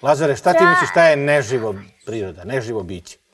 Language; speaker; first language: Serbian; native; Serbian